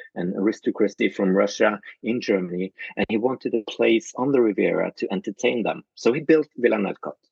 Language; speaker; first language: English; non-native, fluent; Norwegian